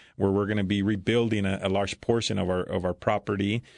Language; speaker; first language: English; early bilingual, other home language; Spanish